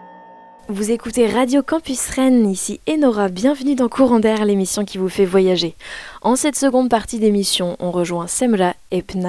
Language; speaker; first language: French; native; French